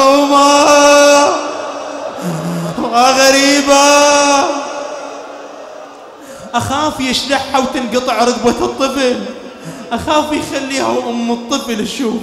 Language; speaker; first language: Arabic; native; Arabic